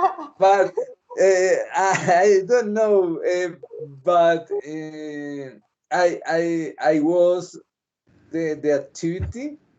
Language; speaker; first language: English; non-native, learner; Spanish